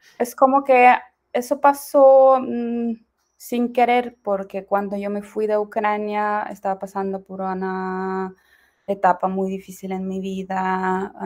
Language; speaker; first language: Spanish; non-native, fluent; Ukrainian